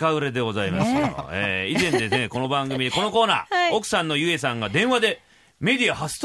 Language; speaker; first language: Japanese; native; Japanese